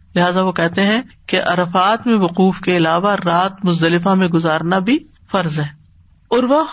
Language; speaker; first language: Urdu; native; Urdu